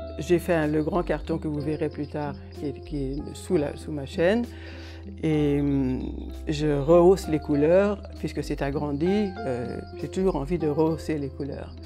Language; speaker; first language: French; non-native, fluent; Hungarian